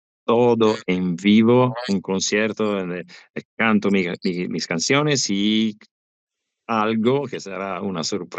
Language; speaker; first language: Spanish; non-native, learner; Italian